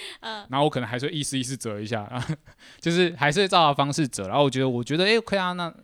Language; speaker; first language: Chinese; native; Chinese